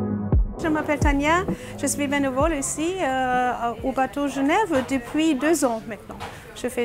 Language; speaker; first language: French; non-native, fluent; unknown